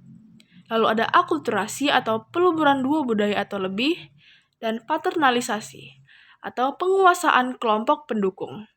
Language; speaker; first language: Indonesian; native; Indonesian